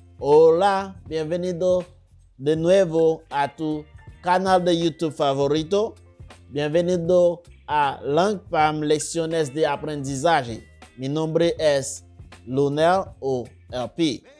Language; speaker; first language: Spanish; non-native, local second language; Haitian Creole